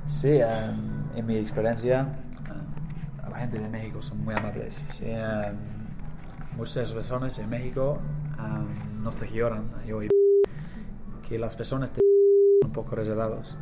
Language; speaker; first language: Spanish; non-native, learner; English